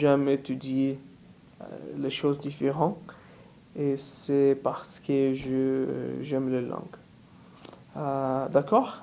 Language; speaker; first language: French; non-native, learner; Portuguese